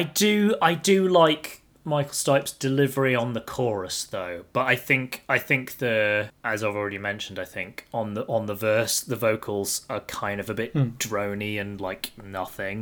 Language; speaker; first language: English; native; English